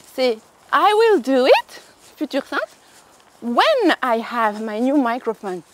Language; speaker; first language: French; native; French